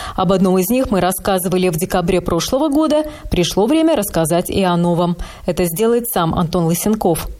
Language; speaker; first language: Russian; native; Russian